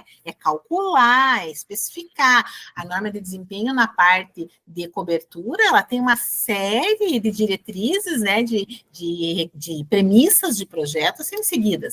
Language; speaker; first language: Portuguese; native; Portuguese